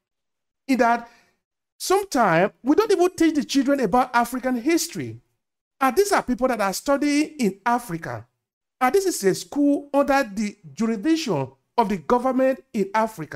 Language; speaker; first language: English; non-native, local second language; Bini